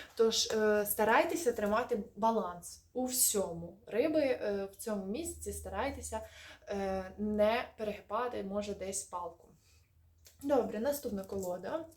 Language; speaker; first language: Ukrainian; non-native, local second language; Russian